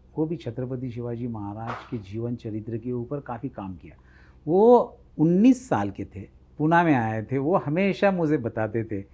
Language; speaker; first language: Hindi; non-native, local second language; Marathi